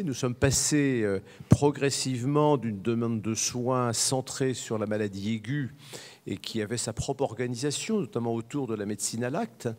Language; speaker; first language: French; native; French